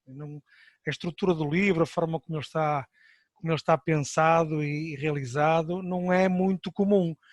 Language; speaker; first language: Portuguese; native; Portuguese